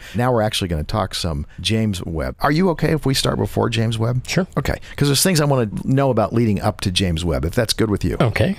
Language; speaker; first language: English; native; English